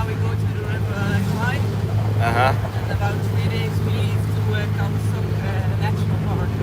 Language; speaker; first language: English; non-native, learner; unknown